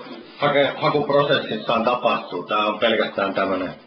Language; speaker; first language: Finnish; native; Finnish